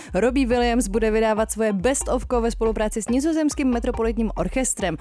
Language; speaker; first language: Czech; native; Czech